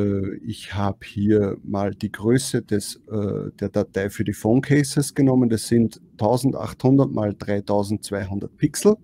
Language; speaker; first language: German; native; German